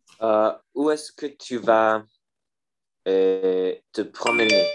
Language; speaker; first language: French; non-native, learner; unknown